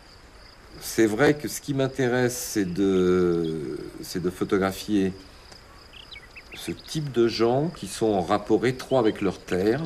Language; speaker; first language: French; native; French